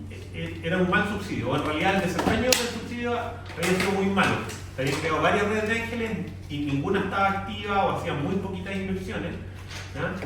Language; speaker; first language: Spanish; native; Spanish